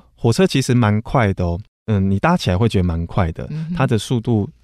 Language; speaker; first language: Chinese; native; Chinese